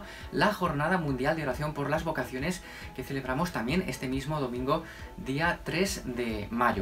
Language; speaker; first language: Spanish; native; Spanish